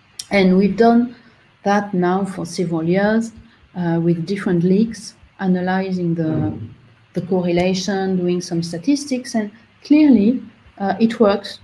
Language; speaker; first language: English; non-native, fluent; French